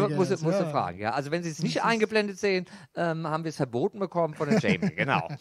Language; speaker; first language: German; native; German